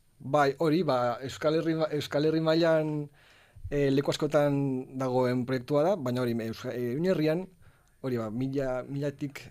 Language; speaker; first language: Basque; non-native, local second language; Spanish